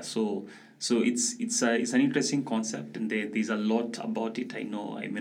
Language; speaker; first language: English; non-native, local second language; Luo (Kenya and Tanzania)